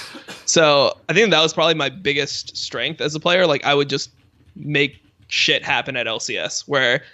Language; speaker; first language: English; native; English